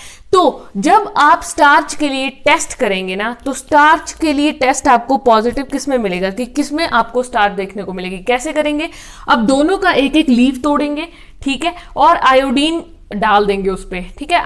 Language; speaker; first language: Hindi; native; Hindi